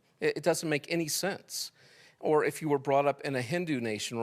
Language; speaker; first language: English; native; English